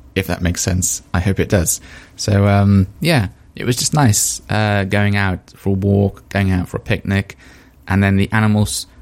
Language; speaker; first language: English; native; English